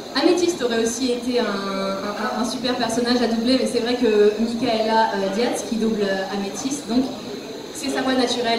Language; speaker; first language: French; native; French